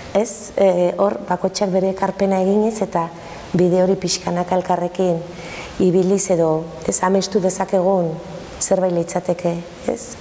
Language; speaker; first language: Basque; native; Basque